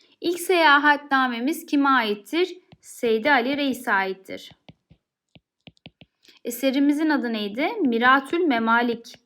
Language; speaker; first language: Turkish; native; Turkish